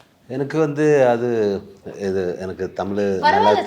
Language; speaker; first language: Tamil; non-native, learner; Malayalam